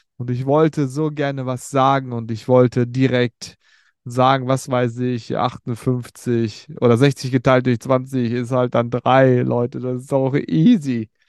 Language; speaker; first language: German; early bilingual, other home language; Turkish